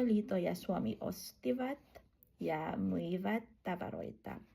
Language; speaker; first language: Finnish; non-native, learner; Filipino